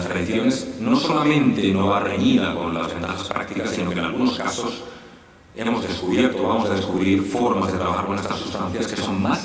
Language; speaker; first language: Spanish; native; Spanish